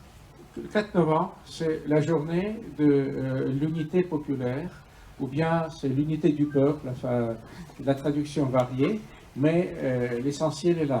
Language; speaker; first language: French; non-native, fluent; Russian